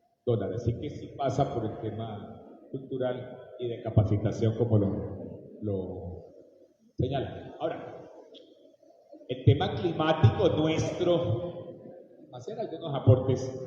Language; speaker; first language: Spanish; native; Spanish